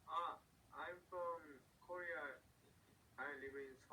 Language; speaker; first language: English; non-native, learner; Korean